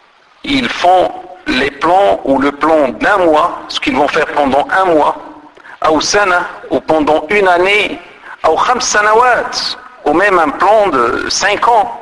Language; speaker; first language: French; non-native, local second language; Arabic